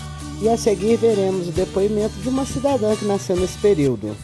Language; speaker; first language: Portuguese; native; Portuguese